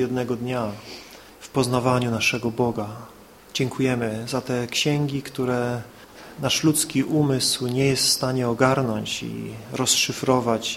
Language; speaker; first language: Polish; native; Polish